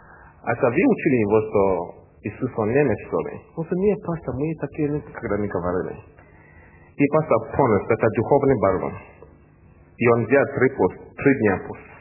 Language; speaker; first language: Russian; non-native, learner; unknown